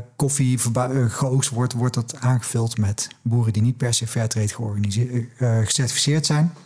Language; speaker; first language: Dutch; native; Dutch